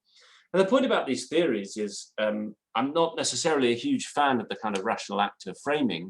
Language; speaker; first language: English; native; English